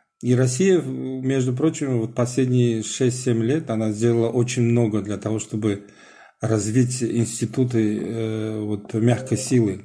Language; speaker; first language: Russian; non-native, local second language; Tajik